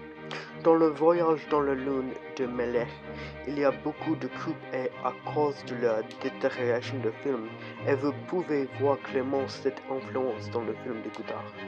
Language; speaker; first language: French; non-native, learner; English